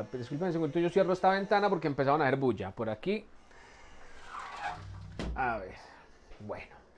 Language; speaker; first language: Spanish; native; Spanish